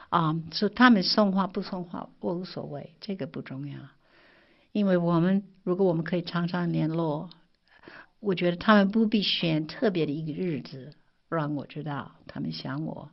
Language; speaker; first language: Chinese; non-native, fluent; English